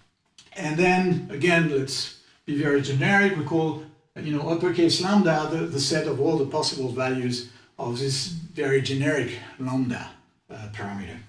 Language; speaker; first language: English; non-native, fluent; French